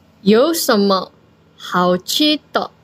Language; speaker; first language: Chinese; non-native, learner; Korean